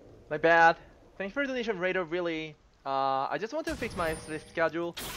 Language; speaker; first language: English; non-native, fluent; Korean